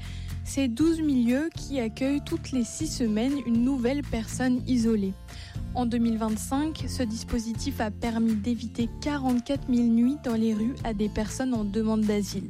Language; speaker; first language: French; native; French